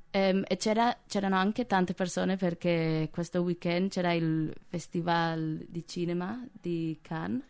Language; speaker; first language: Italian; non-native, fluent; English